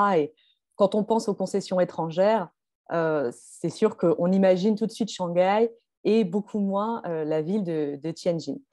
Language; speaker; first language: French; native; French